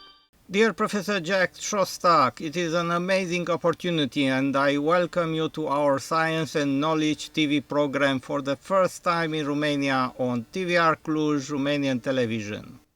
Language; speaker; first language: English; non-native, fluent; Romanian